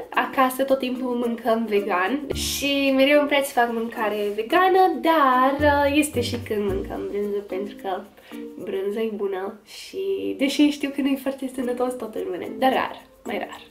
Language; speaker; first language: Romanian; early bilingual, other home language; English